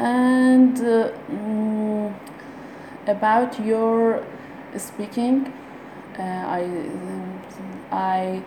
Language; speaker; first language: English; non-native, learner; Persian